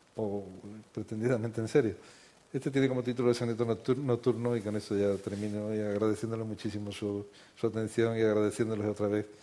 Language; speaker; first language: Spanish; native; Spanish